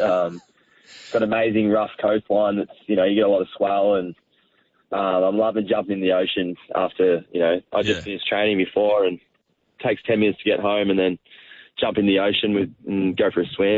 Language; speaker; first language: English; native; English